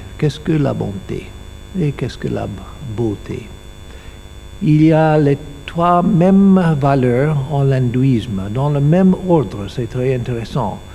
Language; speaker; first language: French; non-native, learner; English